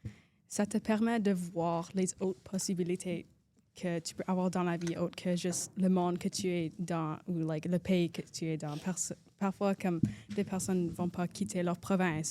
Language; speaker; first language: French; non-native, local second language; English